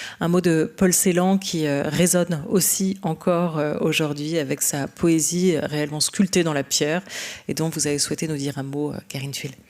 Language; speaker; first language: French; native; French